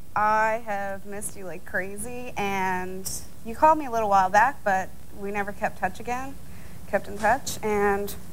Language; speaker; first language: English; native; English